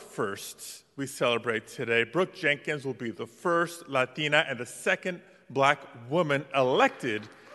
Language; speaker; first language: English; native; English